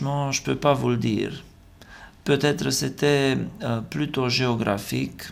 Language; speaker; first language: French; non-native, fluent; Romanian